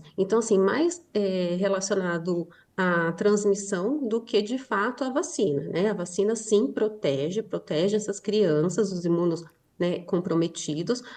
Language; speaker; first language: Portuguese; native; Portuguese